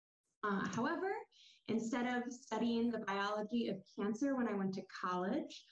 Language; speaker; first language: English; native; English